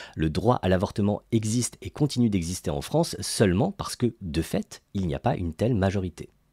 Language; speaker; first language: French; native; French